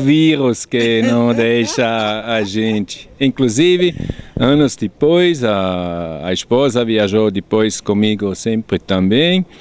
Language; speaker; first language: Portuguese; non-native, fluent; German